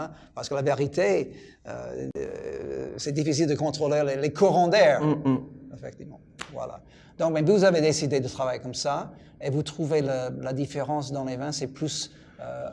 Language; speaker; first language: French; non-native, fluent; English